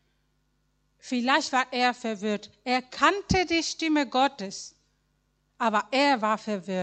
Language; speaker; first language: German; non-native, learner; Spanish